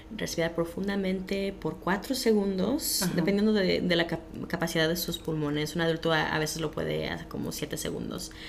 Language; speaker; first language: Spanish; early bilingual, heritage; Spanish